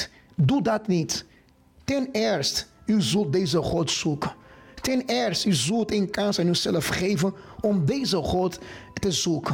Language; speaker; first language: Dutch; non-native, fluent; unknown